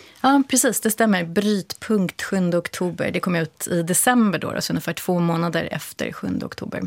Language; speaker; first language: Swedish; native; Swedish